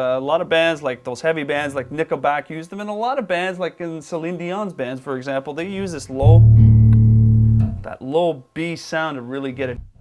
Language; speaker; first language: English; native; English